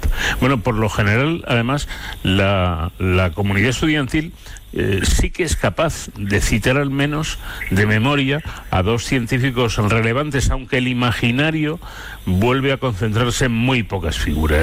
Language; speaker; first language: Spanish; native; Spanish